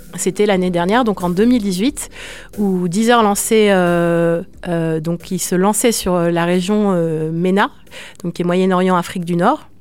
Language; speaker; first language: French; native; French